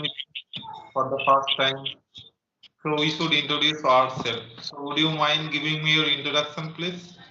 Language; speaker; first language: English; non-native, learner; Bangla